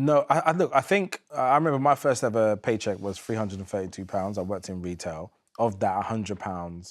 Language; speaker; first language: English; native; English